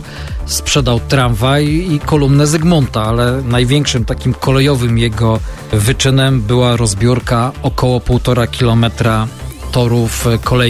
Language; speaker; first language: Polish; native; Polish